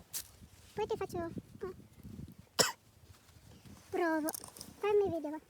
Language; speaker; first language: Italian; non-native, learner; Filipino